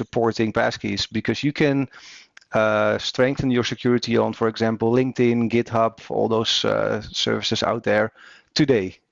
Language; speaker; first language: English; non-native, fluent; Dutch